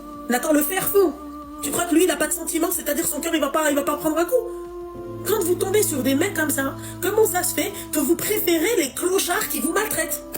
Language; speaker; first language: French; native; French